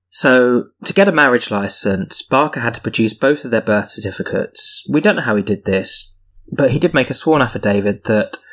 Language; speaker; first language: English; native; English